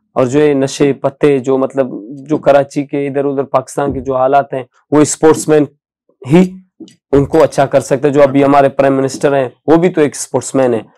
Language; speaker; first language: Urdu; non-native, local second language; Baluchi